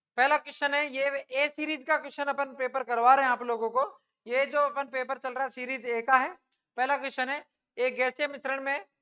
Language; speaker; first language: Hindi; native; Hindi